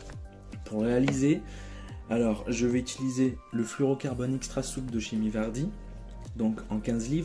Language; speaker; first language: French; native; French